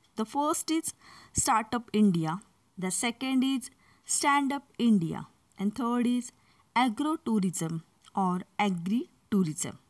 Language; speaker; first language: English; non-native, local second language; Marathi